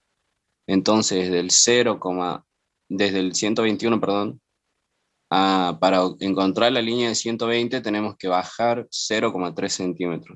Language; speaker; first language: Spanish; native; Spanish